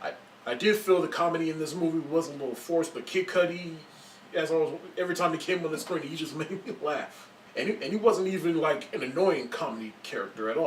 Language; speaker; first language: English; native; English